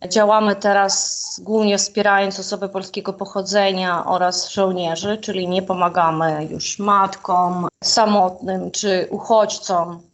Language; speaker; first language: Polish; non-native, fluent; Ukrainian